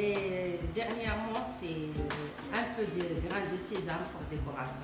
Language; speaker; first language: French; non-native, learner; Arabic